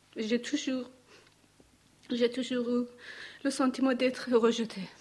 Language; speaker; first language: French; non-native, learner; Persian